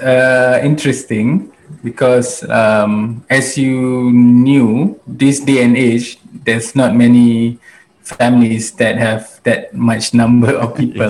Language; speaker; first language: English; non-native, local second language; Malay